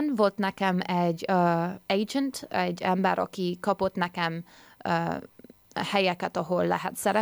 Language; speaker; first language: Hungarian; early bilingual, heritage; Hungarian